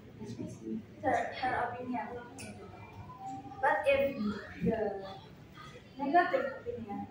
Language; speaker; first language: English; non-native, learner; Indonesian